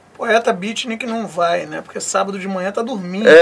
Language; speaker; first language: Portuguese; native; Portuguese